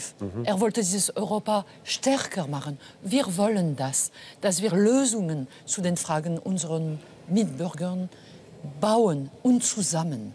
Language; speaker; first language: German; non-native, fluent; French